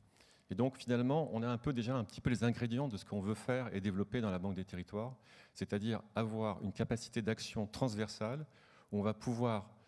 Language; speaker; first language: French; native; French